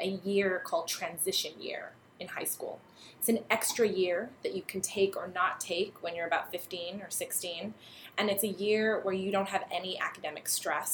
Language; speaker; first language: English; native; English